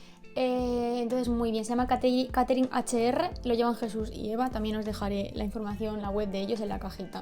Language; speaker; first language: Spanish; native; Spanish